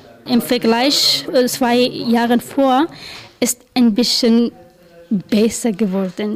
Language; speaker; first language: German; non-native, learner; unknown